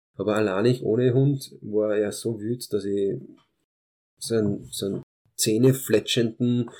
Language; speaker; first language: German; early bilingual, other home language; Hungarian